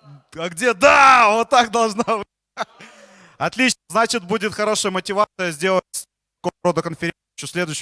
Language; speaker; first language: Russian; native; Russian